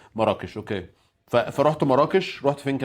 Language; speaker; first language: Arabic; native; Arabic